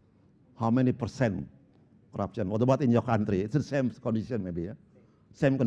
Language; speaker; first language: English; non-native, local second language; Indonesian